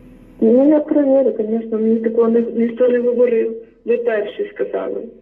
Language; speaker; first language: Russian; non-native, local second language; Ukrainian